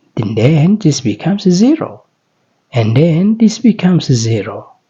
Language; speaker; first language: English; non-native, local second language; Amharic